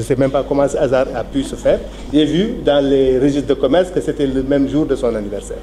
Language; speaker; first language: French; non-native, local second language; Wolof